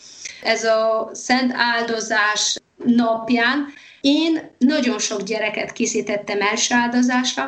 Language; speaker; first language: Hungarian; non-native, fluent; Polish